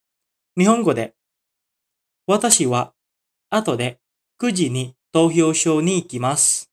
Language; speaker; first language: Japanese; non-native, fluent; Indonesian